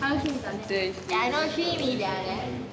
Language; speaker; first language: Japanese; non-native, fluent; Korean